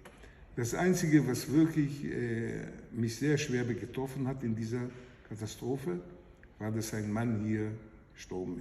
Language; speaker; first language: German; non-native, fluent; Hebrew